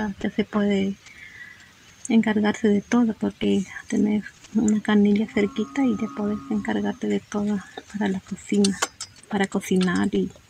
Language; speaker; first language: Spanish; non-native, local second language; Guarani